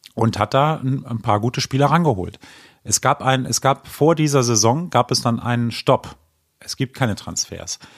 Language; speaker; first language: German; native; German